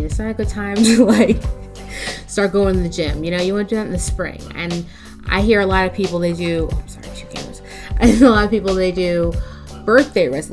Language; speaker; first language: English; native; English